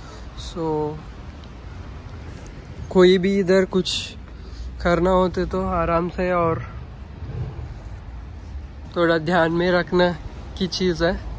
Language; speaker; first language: Hindi; non-native, local second language; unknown